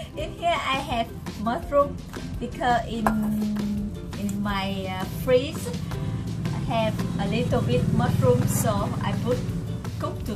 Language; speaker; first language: English; non-native, learner; Vietnamese